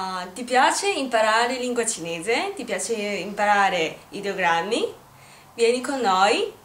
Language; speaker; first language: Italian; non-native, learner; Chinese